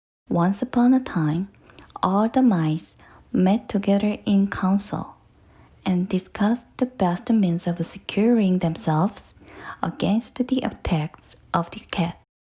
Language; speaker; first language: English; non-native, fluent; Korean